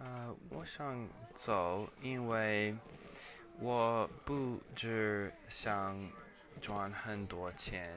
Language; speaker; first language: Chinese; non-native, learner; English